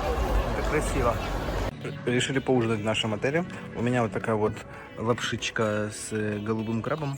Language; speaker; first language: Russian; native; Russian